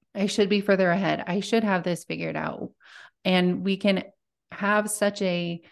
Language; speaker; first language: English; native; English